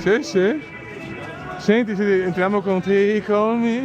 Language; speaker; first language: Italian; native; Italian